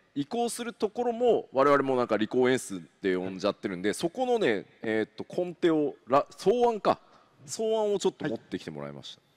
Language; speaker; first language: Japanese; native; Japanese